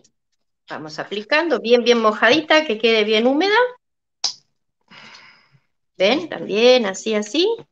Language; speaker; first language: Spanish; native; Spanish